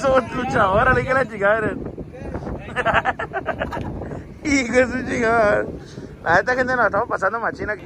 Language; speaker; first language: Spanish; native; Spanish